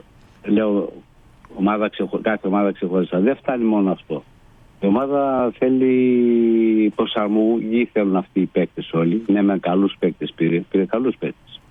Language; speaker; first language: Greek; non-native, fluent; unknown